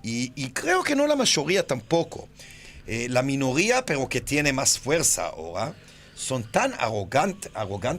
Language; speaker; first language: Spanish; non-native, fluent; Hebrew